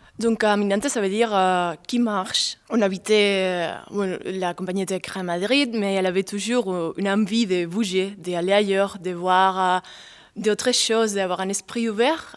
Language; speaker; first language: French; non-native, fluent; Spanish